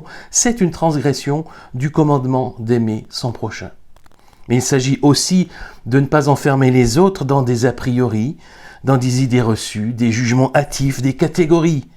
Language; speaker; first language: French; native; French